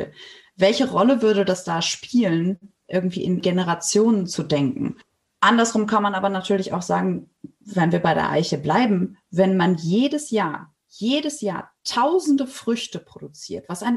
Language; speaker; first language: German; native; German